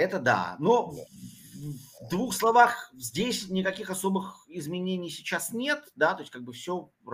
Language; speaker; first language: Russian; native; Russian